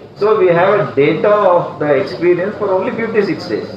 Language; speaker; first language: English; non-native, local second language; Kannada